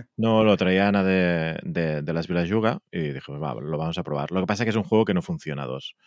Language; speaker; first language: Spanish; non-native, local second language; Catalan